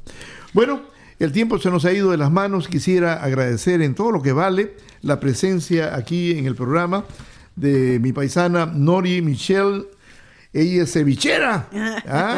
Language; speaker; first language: Spanish; native; Spanish